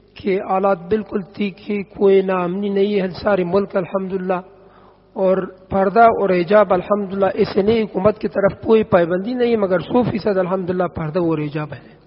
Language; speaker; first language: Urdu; non-native, learner; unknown